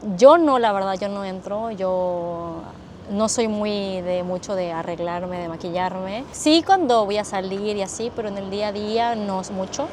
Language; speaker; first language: Spanish; native; Spanish